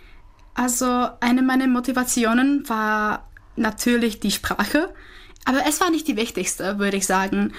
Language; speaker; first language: German; non-native, fluent; Czech